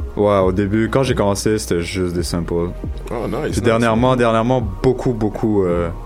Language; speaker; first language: French; non-native, local second language; Arabic